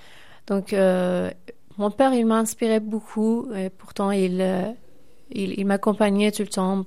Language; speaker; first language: French; non-native, fluent; Persian